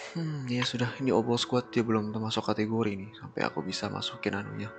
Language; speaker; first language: Indonesian; native; Indonesian